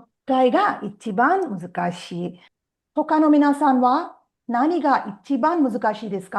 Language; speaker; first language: Japanese; non-native, fluent; Tamil